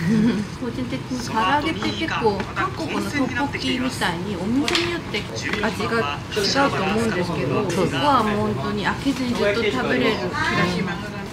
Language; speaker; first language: Japanese; non-native, fluent; Korean